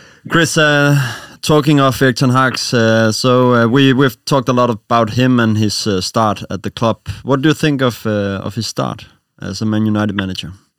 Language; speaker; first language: English; non-native, fluent; Danish